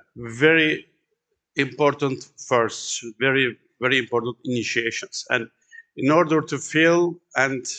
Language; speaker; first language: English; non-native, fluent; Turkish